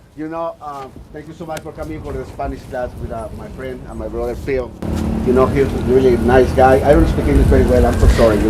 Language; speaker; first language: English; non-native, learner; Spanish